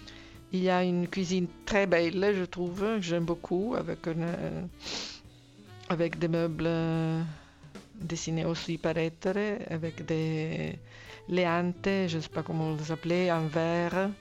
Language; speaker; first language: French; non-native, fluent; Italian